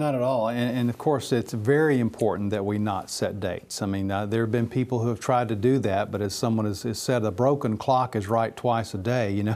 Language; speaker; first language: English; native; English